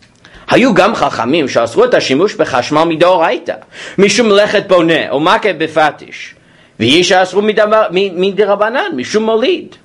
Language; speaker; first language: Hebrew; non-native, fluent; English